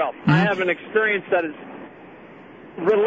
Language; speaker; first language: English; native; English